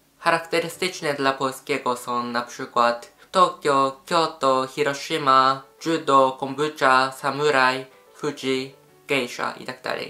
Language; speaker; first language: Polish; non-native, fluent; Japanese